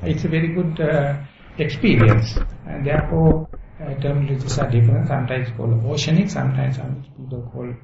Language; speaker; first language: English; non-native, local second language; Sinhala